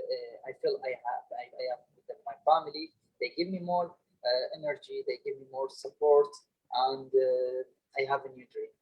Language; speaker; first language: English; non-native, learner; Arabic